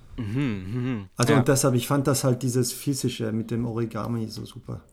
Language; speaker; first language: German; native; German